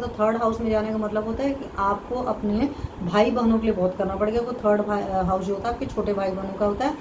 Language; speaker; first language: Hindi; native; Hindi